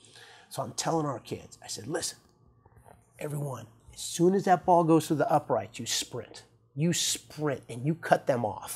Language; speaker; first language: English; native; English